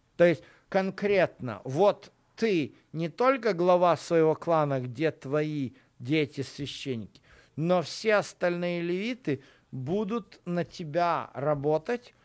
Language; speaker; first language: Russian; native; Russian